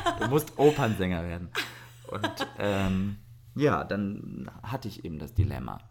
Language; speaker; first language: German; early bilingual, other home language; Russian